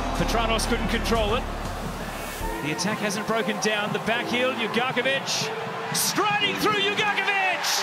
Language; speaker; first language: English; native; English